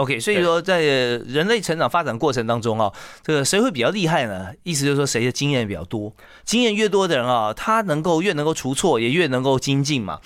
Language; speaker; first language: Chinese; native; Chinese